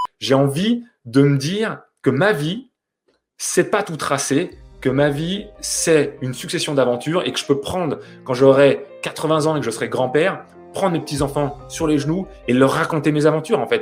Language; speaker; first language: French; native; French